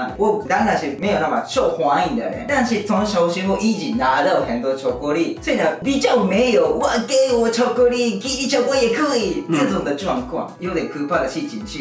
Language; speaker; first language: Chinese; non-native, learner; Japanese